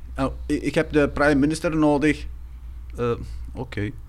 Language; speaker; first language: Dutch; non-native, learner; Arabic